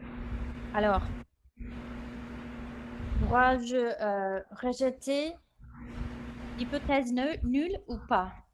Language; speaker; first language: French; non-native, fluent; English